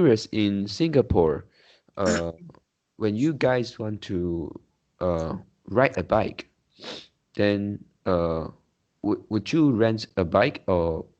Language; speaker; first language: English; non-native, learner; Chinese